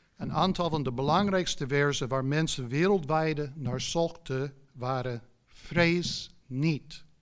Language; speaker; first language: Dutch; non-native, fluent; English